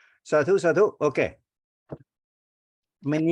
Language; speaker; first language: English; non-native, fluent; Vietnamese